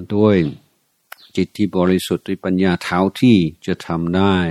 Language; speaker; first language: Thai; non-native, fluent; English